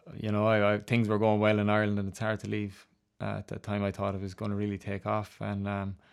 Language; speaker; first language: English; native; English